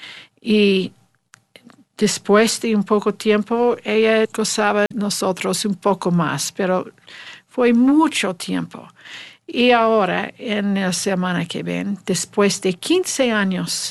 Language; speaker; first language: Spanish; non-native, learner; English